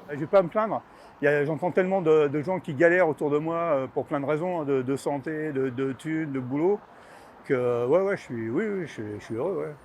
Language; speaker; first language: French; native; French